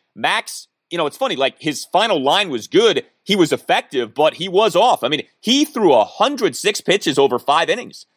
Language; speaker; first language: English; native; English